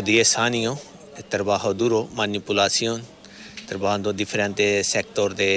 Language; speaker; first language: Spanish; non-native, learner; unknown